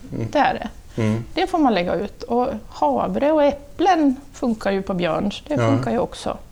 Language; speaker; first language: Swedish; native; Swedish